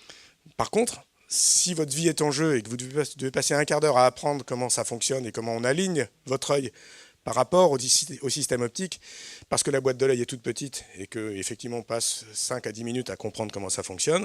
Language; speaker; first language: French; native; French